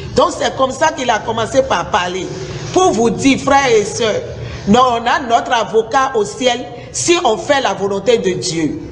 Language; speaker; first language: French; non-native, local second language; Susu